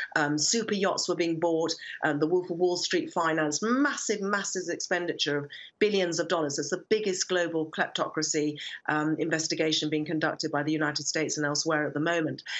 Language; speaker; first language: English; native; English